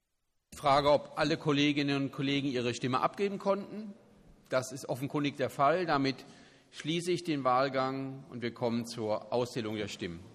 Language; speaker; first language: German; native; German